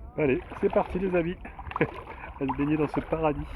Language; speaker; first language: French; native; French